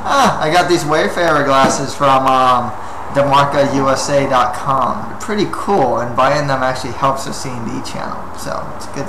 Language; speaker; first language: English; native; English